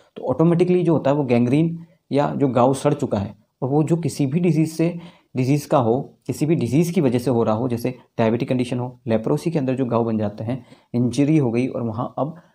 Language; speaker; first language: Hindi; native; Hindi